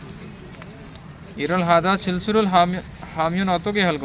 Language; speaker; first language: Korean; non-native, learner; Urdu